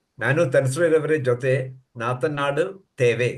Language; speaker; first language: Kannada; non-native, learner; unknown